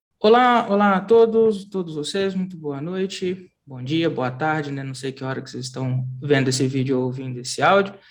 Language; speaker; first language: Portuguese; native; Portuguese